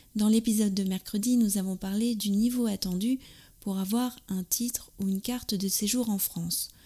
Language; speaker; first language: French; native; French